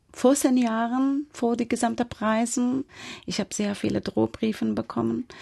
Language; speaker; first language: German; non-native, fluent; Persian